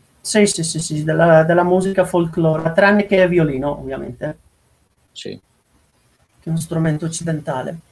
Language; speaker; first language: Italian; non-native, fluent; Persian